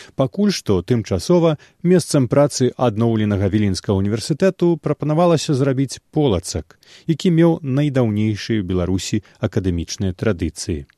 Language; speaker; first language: Belarusian; native; Belarusian